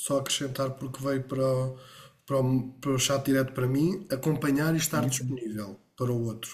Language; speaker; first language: Portuguese; native; Portuguese